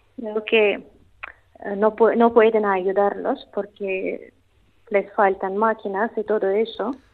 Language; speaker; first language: Spanish; non-native, fluent; Russian